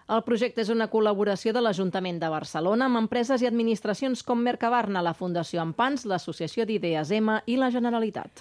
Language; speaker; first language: Catalan; native; Catalan